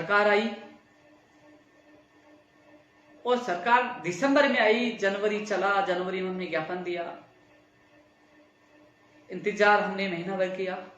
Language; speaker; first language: Hindi; native; Hindi